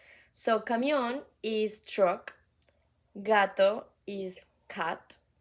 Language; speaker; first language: Spanish; non-native, fluent; English